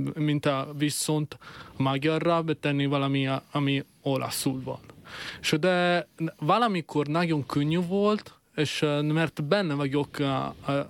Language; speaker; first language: Hungarian; non-native, fluent; Italian